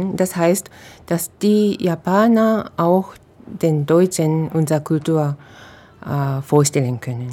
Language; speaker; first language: German; non-native, fluent; Japanese